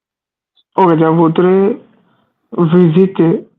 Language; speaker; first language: French; non-native, learner; Hindi